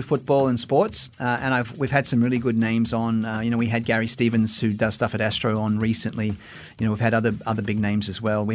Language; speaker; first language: English; native; English